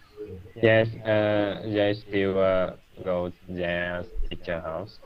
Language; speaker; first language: English; non-native, learner; Vietnamese